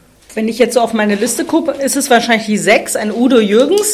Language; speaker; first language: German; native; German